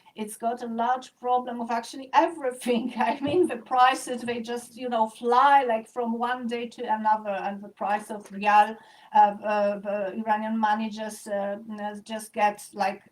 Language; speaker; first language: English; non-native, fluent; Polish